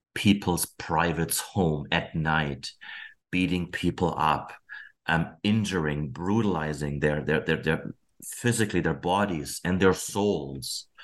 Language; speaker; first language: English; non-native, fluent; German